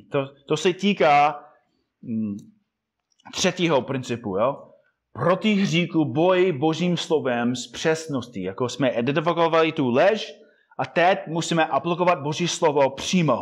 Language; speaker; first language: Czech; non-native, fluent; English